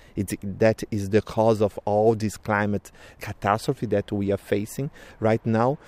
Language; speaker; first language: English; non-native, fluent; Portuguese